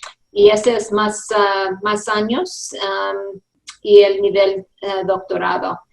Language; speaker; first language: Spanish; early bilingual, heritage; English